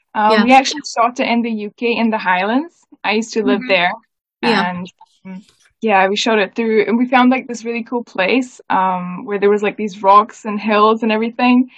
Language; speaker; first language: English; native; English